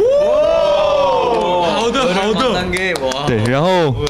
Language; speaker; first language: Chinese; non-native, learner; Korean